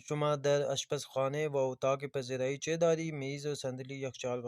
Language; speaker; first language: Persian; non-native, fluent; Urdu